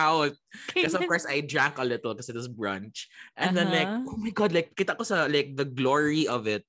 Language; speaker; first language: English; non-native, local second language; Cebuano